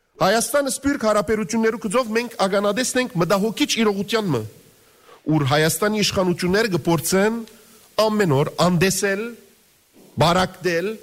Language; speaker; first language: Armenian; early bilingual, heritage; Armenian